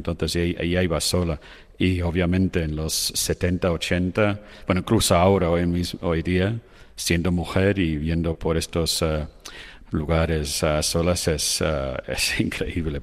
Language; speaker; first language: Spanish; non-native, fluent; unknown